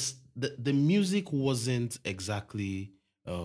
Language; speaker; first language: English; non-native, local second language; Yoruba